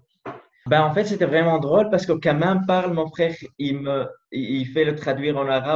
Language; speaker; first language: French; non-native, learner; Arabic